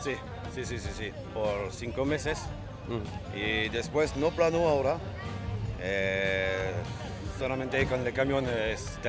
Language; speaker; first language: Spanish; non-native, learner; French